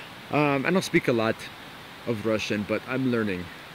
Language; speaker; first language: English; native; English